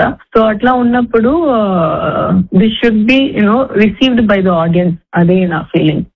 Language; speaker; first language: Telugu; non-native, fluent; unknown